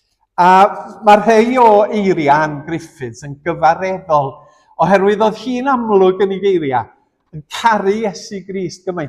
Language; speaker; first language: Welsh; native; Welsh